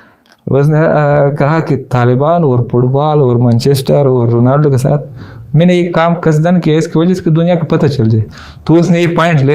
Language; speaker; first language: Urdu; non-native, learner; Pashto